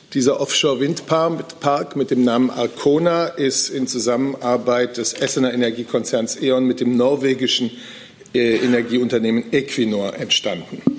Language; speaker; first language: German; native; German